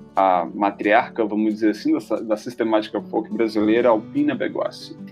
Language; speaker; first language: Portuguese; native; Portuguese